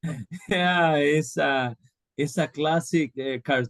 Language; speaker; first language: English; non-native, learner; Spanish